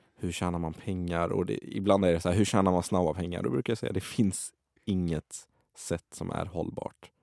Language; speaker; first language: Swedish; early bilingual, other home language; Arabic